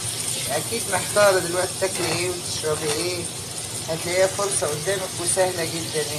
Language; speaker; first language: Arabic; native; Arabic